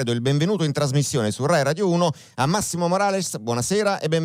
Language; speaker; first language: Italian; native; Italian